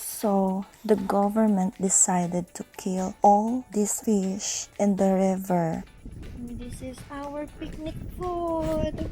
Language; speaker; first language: English; non-native, learner; Filipino